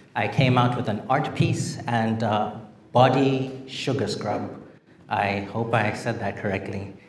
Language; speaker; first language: English; non-native, local second language; Shona